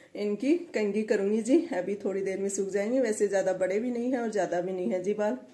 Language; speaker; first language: Hindi; native; Hindi